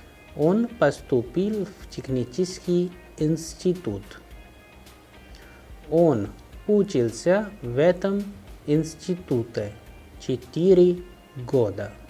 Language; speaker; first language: Russian; non-native, fluent; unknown